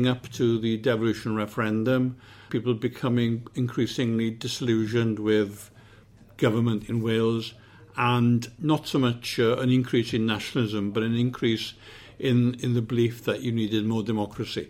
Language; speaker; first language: English; native; English